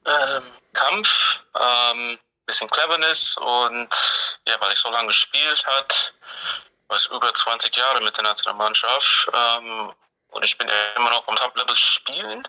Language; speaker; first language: German; non-native, fluent; English